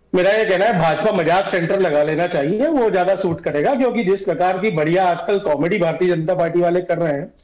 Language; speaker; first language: Hindi; native; Hindi